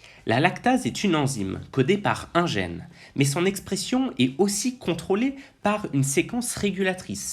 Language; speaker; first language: French; native; French